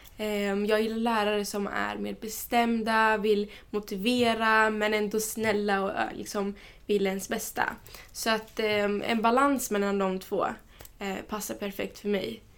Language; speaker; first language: Swedish; early bilingual, other home language; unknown